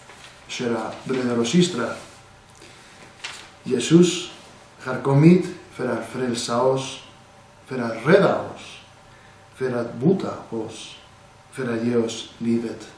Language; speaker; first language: Swedish; non-native, fluent; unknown